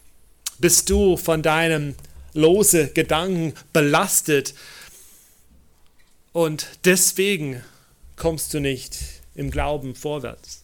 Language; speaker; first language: German; non-native, fluent; English